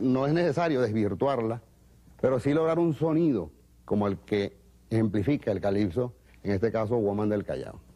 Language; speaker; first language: Spanish; native; Spanish